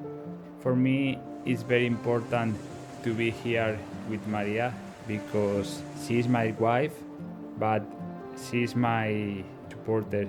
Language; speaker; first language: English; non-native, learner; Spanish